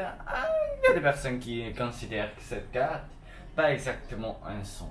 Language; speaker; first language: French; non-native, learner; Chinese